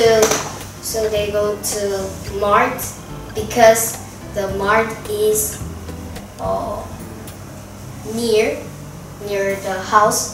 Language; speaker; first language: English; non-native, learner; Korean